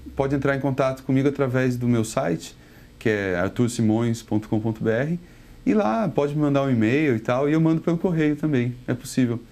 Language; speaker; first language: Portuguese; native; Portuguese